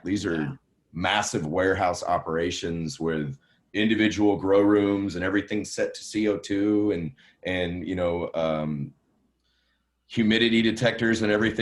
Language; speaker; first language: English; native; English